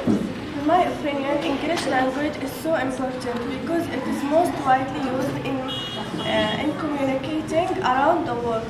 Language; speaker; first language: English; non-native, learner; Arabic